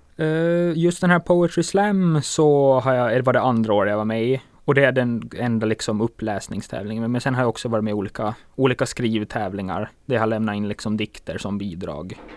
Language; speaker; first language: Swedish; native; Swedish